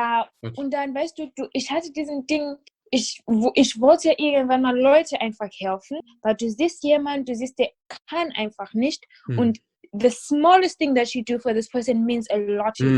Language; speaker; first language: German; non-native, fluent; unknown